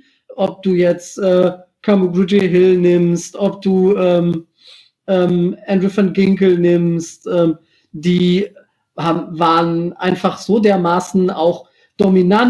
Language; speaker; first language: German; native; German